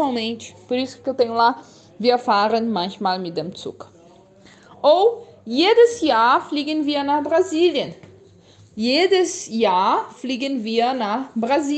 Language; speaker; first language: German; non-native, fluent; Portuguese